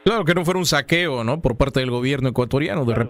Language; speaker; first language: Spanish; native; Spanish